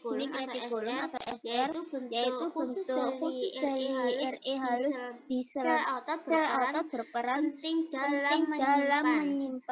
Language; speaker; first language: Indonesian; native; Indonesian